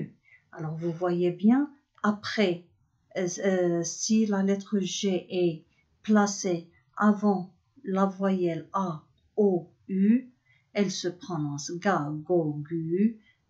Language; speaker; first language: French; non-native, local second language; Arabic